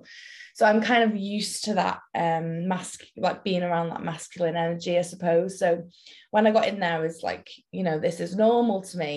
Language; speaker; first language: English; native; English